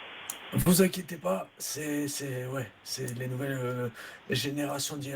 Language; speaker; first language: French; native; French